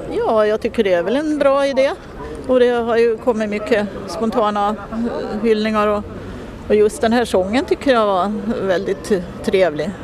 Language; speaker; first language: Swedish; native; Swedish